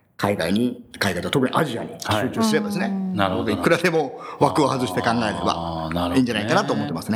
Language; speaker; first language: Japanese; native; Japanese